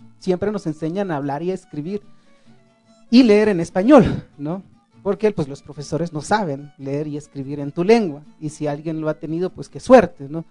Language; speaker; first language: Spanish; non-native, local second language; Tzotzil